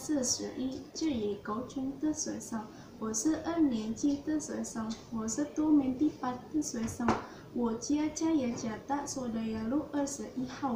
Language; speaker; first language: Chinese; non-native, learner; Indonesian